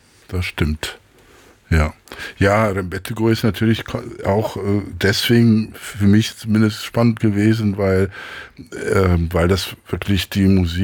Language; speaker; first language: German; non-native, fluent; Greek